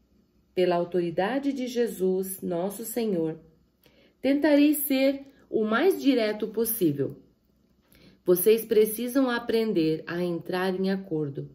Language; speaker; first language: Portuguese; native; Portuguese